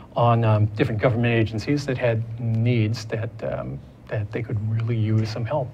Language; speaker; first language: English; native; English